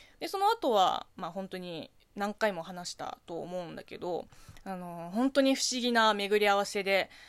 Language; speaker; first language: Japanese; non-native, fluent; Chinese